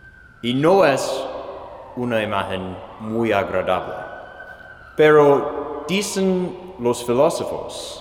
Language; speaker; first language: Spanish; non-native, fluent; English